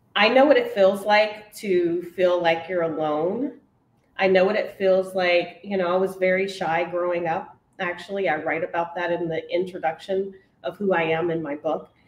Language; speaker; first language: English; native; English